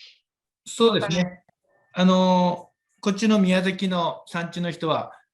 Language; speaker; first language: Japanese; native; Japanese